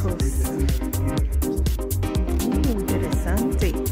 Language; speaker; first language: Spanish; non-native, learner; English